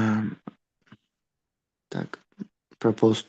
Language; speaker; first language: English; non-native, learner; Russian